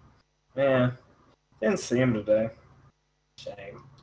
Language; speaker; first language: English; native; English